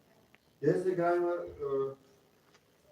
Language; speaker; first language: English; non-native, learner; Pashto